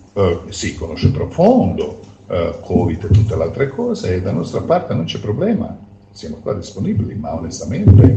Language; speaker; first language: Italian; non-native, fluent; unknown